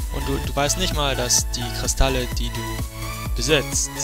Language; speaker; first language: German; native; German